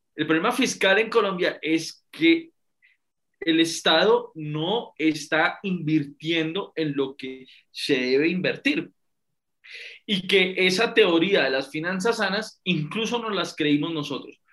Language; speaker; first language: Spanish; native; Spanish